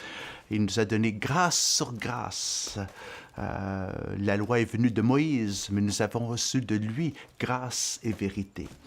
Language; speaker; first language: French; native; French